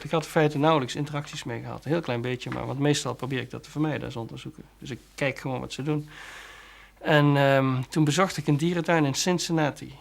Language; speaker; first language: Dutch; native; Dutch